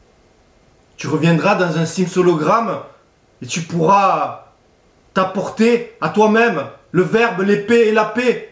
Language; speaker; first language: French; native; French